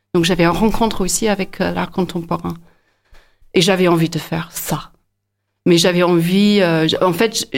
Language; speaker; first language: French; non-native, fluent; English